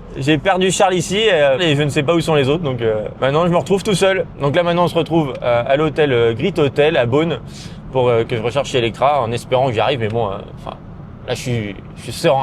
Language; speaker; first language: French; native; French